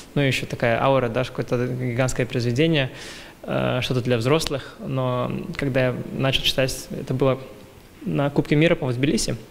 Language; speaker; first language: Russian; early bilingual, heritage; Russian